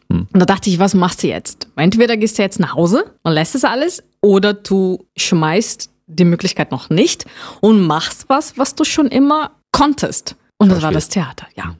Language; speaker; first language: German; non-native, fluent; Portuguese